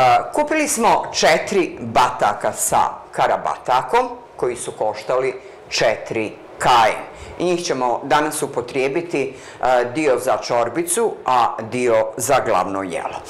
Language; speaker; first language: Bosnian; native; Bosnian